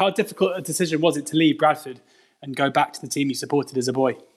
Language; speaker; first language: English; native; English